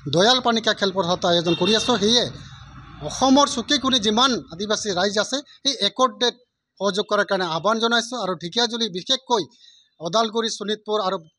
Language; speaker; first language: Assamese; non-native, local second language; Sadri